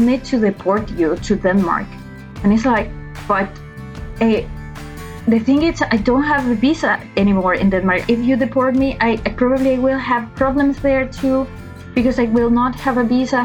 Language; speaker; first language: English; non-native, learner; Spanish